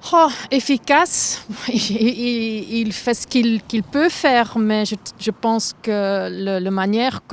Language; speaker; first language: French; non-native, fluent; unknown